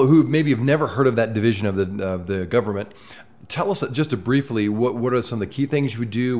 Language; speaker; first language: English; native; English